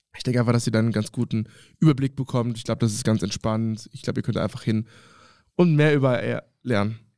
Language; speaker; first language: German; native; German